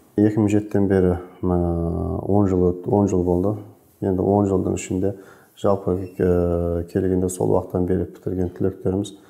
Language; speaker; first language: Kazakh; native; Kazakh